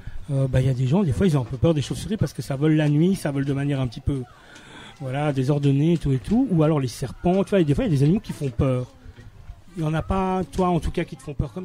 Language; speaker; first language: French; native; French